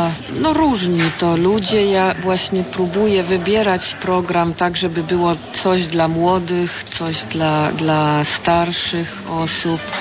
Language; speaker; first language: Polish; early bilingual, heritage; Polish